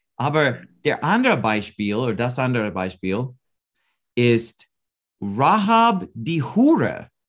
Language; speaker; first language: German; non-native, learner; English